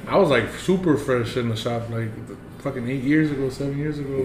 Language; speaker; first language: English; early bilingual, other home language; Spanish